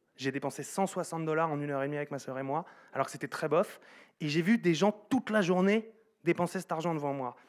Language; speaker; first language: French; native; French